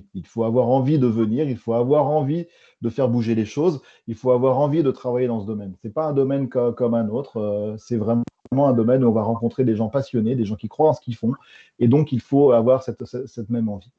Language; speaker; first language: French; native; French